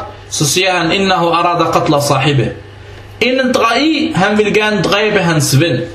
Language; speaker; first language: Danish; early bilingual, other home language; Arabic